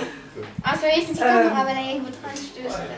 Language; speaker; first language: German; native; German